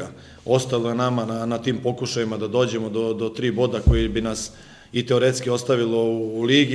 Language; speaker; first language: Serbian; native; Serbian